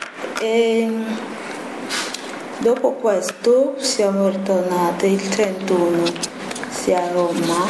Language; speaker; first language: Italian; non-native, fluent; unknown